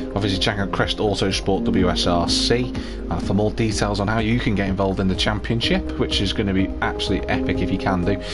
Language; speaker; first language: English; native; English